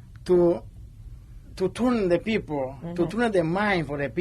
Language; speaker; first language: English; non-native, learner; Spanish